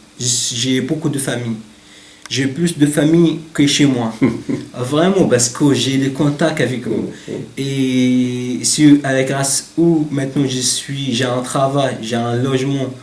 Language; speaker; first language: French; non-native, learner; Arabic